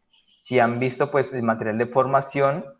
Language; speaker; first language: Spanish; native; Spanish